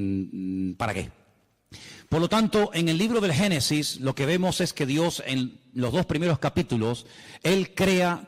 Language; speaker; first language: Spanish; native; Spanish